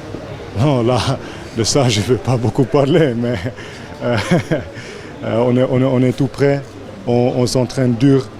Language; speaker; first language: French; non-native, fluent; English